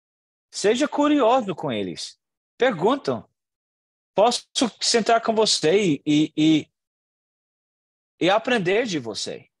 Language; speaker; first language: Portuguese; non-native, learner; English